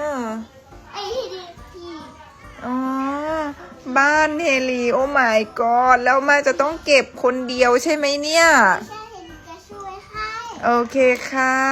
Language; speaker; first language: Thai; native; Thai